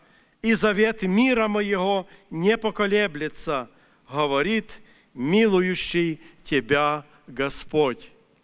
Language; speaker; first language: Russian; native; Russian